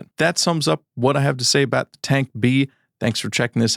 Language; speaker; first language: English; native; English